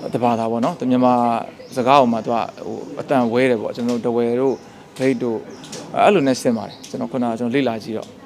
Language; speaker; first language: Burmese; non-native, local second language; Shan